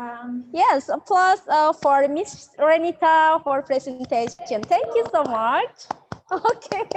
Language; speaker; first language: English; non-native, learner; Indonesian